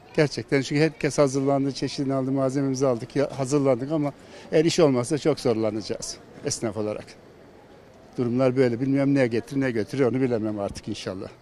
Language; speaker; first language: Turkish; native; Turkish